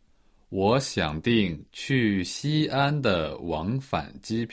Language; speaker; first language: Chinese; non-native, learner; Portuguese